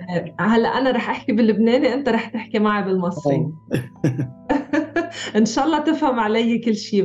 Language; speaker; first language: Arabic; native; Arabic